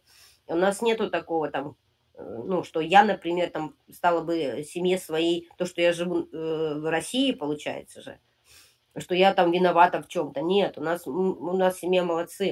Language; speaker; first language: Russian; native; Russian